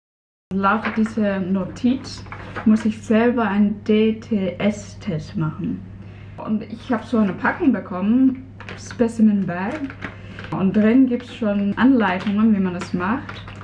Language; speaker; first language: German; non-native, fluent; Cantonese